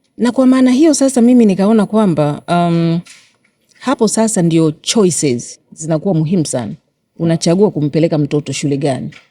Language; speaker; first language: Swahili; native; Swahili